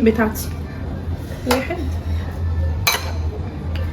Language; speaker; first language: Arabic; native; Arabic